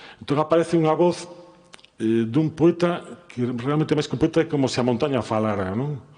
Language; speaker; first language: Galician; native; Galician